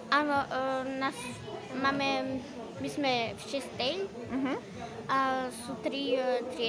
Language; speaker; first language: Slovak; early bilingual, heritage; Slovak